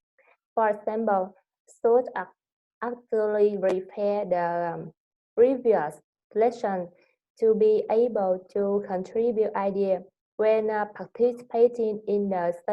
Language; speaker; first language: English; non-native, learner; Vietnamese